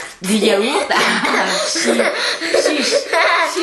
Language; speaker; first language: French; native; French